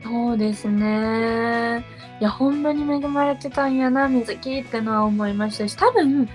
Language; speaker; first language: Japanese; native; Japanese